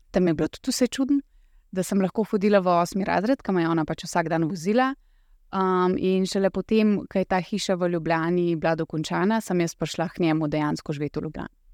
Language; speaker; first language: Slovenian; early bilingual, other home language; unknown